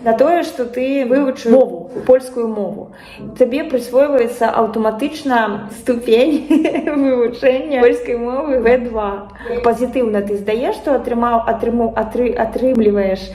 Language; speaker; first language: Belarusian; non-native, local second language; Russian